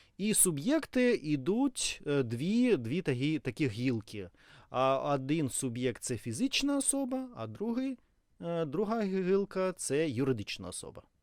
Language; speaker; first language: Ukrainian; non-native, local second language; Russian